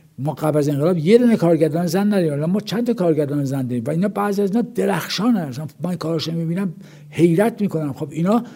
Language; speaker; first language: Persian; native; Persian